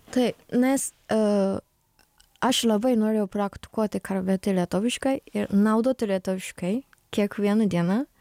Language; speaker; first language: Lithuanian; non-native, learner; Japanese